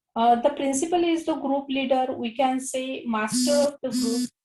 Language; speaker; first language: English; non-native, local second language; Marathi